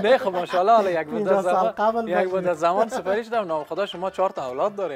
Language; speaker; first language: Persian; native; Persian